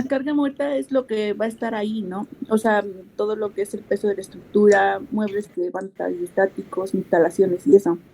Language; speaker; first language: Spanish; native; Spanish